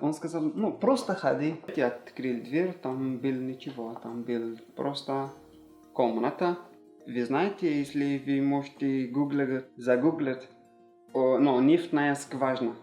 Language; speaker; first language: Russian; non-native, learner; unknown